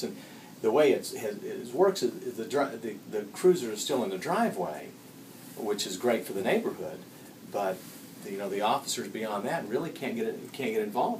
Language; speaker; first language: English; native; English